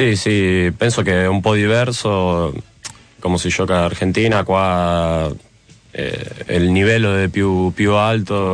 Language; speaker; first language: Italian; non-native, fluent; Spanish